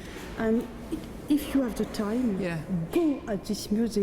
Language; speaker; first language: English; non-native, learner; French